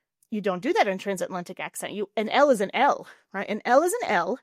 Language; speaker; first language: English; native; English